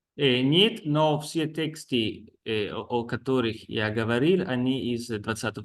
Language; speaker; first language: Russian; non-native, fluent; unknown